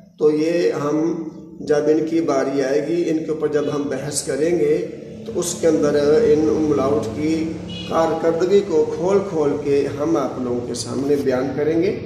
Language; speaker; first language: Urdu; non-native, local second language; Punjabi